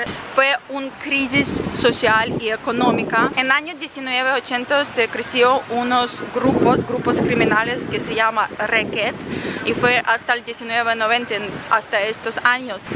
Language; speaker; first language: Spanish; non-native, fluent; Ukrainian